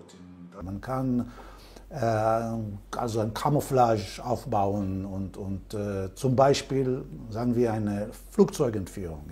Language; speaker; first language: German; non-native, fluent; Hebrew